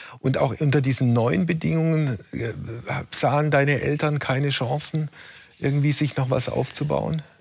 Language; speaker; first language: German; native; German